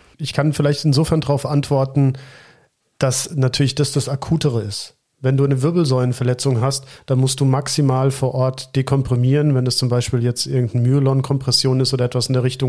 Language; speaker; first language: German; native; German